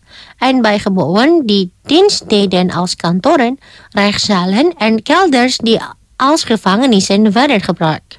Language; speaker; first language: Dutch; non-native, fluent; Indonesian